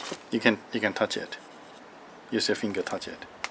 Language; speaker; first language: English; non-native, fluent; Chinese